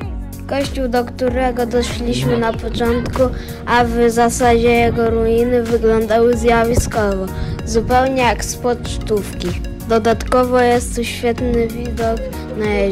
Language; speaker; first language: Polish; native; Polish